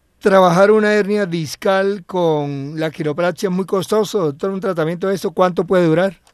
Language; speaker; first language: Spanish; native; Spanish